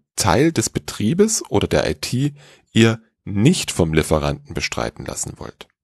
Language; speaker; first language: German; native; German